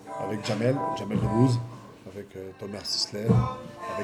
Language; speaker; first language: French; native; French